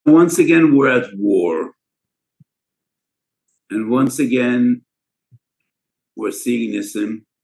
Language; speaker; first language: English; non-native, fluent; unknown